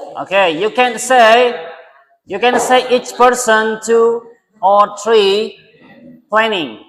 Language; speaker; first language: English; non-native, learner; Indonesian